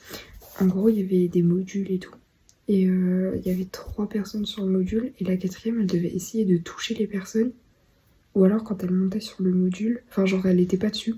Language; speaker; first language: French; native; French